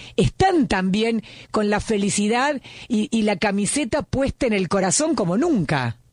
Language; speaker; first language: Spanish; native; Spanish